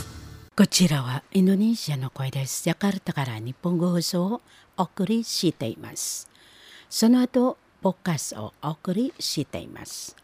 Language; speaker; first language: Japanese; non-native, fluent; Indonesian